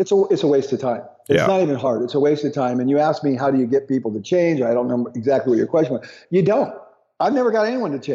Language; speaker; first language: English; native; English